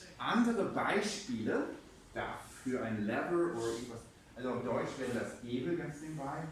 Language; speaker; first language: German; non-native, fluent; English